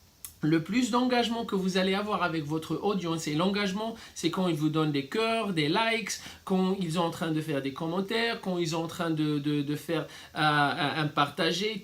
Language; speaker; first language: French; non-native, fluent; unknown